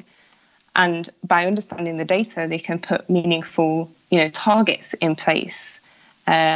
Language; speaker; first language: English; native; English